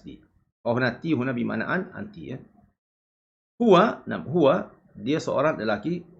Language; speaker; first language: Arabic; non-native, fluent; Malay